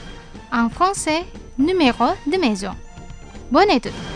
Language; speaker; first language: French; non-native, fluent; Indonesian